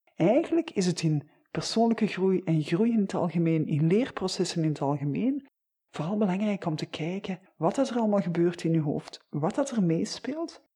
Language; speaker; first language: Dutch; native; Dutch